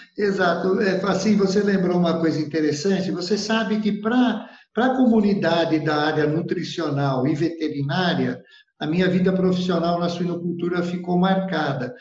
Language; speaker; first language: Portuguese; early bilingual, other home language; Italian